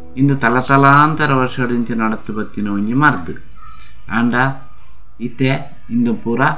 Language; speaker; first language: Kannada; non-native, local second language; Tulu